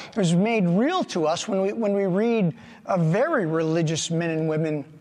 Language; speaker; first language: English; native; English